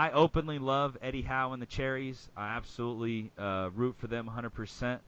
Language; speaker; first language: English; native; English